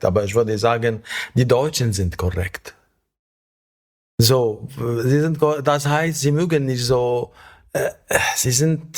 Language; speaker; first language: German; non-native, fluent; Arabic